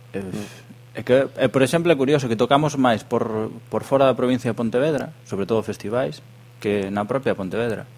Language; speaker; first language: Galician; native; Galician